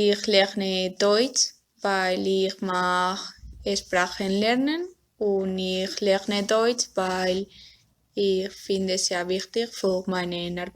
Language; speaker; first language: German; non-native, learner; Spanish